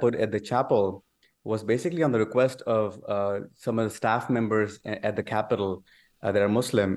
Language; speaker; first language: English; non-native, local second language; Urdu